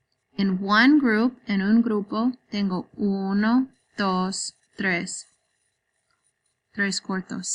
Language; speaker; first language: Spanish; non-native, learner; English